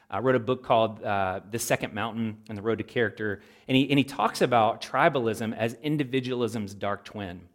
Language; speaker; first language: English; native; English